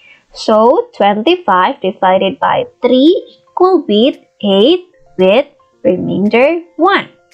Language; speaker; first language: English; non-native, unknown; Indonesian